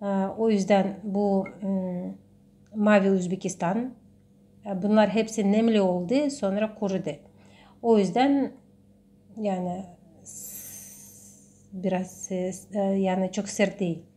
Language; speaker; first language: Turkish; non-native, learner; Russian